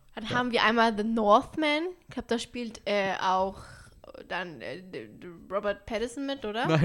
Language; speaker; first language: German; native; German